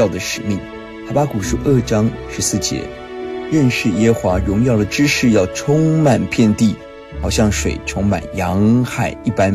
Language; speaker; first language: Chinese; native; Chinese